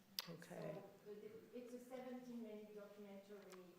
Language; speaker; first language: English; non-native, fluent; French